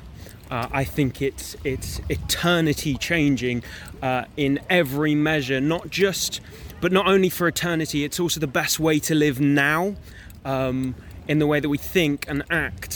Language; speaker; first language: English; native; English